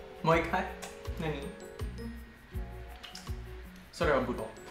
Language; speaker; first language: Japanese; non-native, learner; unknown